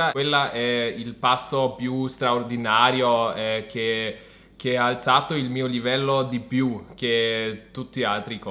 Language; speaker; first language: Italian; non-native, fluent; German